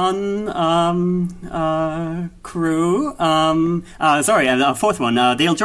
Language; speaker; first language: English; non-native, fluent; German